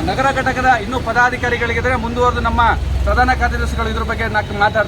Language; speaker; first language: Kannada; native; Kannada